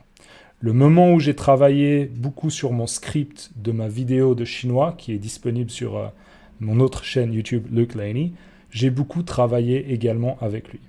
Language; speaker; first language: French; native; French